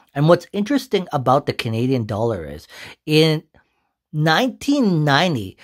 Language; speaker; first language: English; native; English